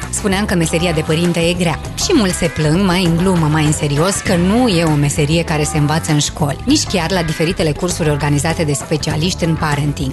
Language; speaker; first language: Romanian; native; Romanian